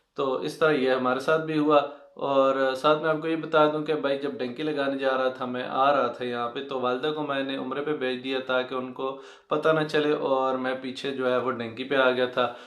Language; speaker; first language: Hindi; non-native, local second language; Punjabi